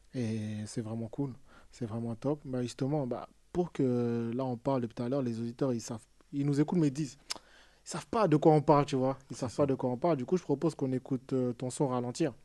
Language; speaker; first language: French; native; French